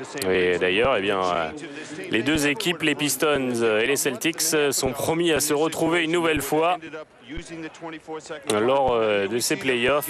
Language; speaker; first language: French; native; French